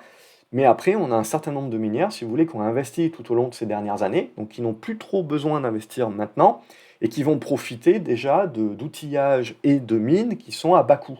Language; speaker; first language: French; native; French